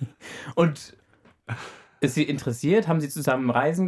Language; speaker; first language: German; native; German